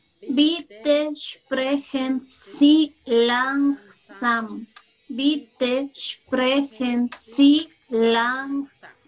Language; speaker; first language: German; non-native, learner; Spanish